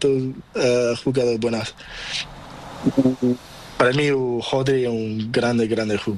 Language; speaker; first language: Spanish; non-native, learner; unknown